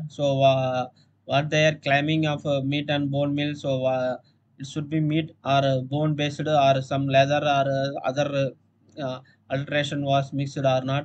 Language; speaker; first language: English; non-native, local second language; Tamil